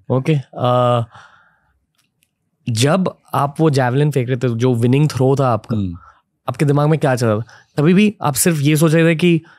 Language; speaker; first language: Hindi; native; Hindi